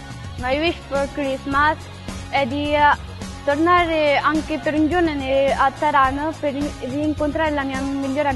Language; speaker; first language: Italian; early bilingual, other home language; Filipino